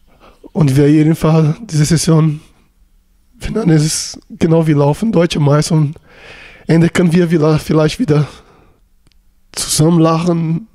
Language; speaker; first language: German; non-native, learner; Portuguese